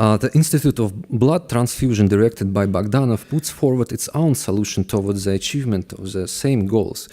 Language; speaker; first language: English; non-native, fluent; Russian